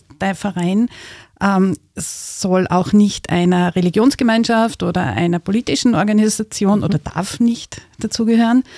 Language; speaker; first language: German; native; German